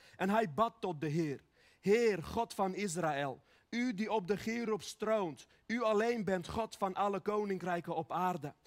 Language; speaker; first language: Dutch; early bilingual, other home language; Armenian